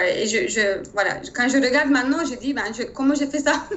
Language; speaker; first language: French; non-native, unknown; Turkish